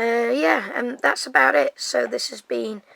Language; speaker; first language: English; native; English